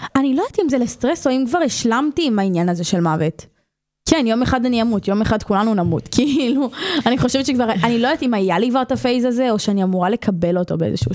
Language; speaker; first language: Hebrew; native; Hebrew